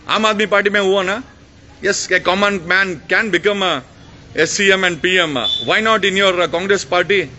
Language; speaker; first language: Hindi; non-native, local second language; Kannada